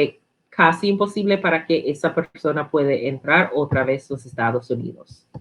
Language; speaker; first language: Spanish; non-native, learner; English